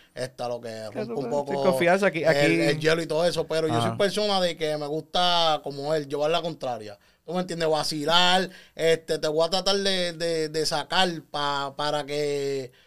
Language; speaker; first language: Spanish; native; Spanish